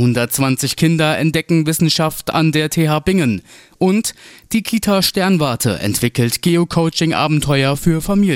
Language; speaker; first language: German; native; German